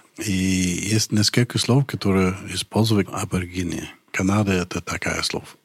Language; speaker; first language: Russian; non-native, fluent; English